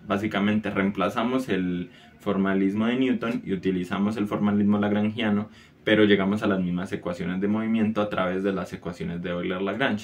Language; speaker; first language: Spanish; native; Spanish